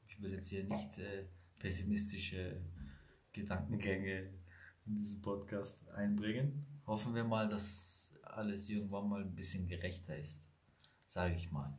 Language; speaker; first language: German; early bilingual, other home language; Italian